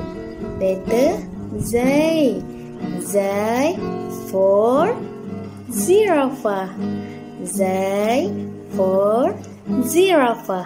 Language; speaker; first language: English; non-native, local second language; Malay